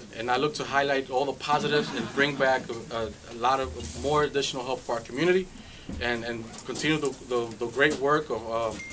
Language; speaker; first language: English; early bilingual, other home language; Spanish